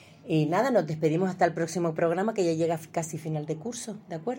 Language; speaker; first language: Spanish; native; Spanish